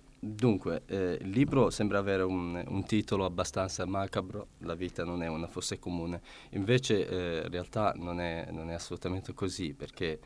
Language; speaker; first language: Italian; non-native, fluent; Arabic